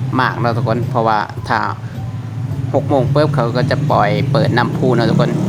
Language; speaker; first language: Thai; non-native, local second language; Lao